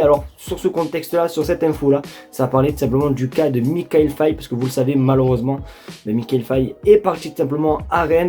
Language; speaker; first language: French; native; French